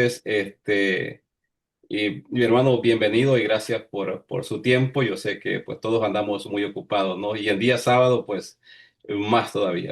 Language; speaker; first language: Spanish; native; Spanish